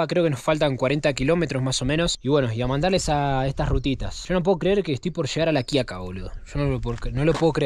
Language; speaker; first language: Spanish; native; Spanish